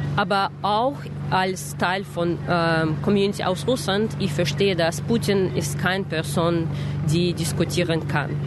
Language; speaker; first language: German; non-native, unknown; Russian